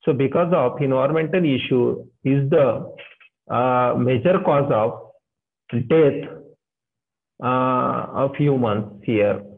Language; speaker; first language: English; non-native, local second language; Marathi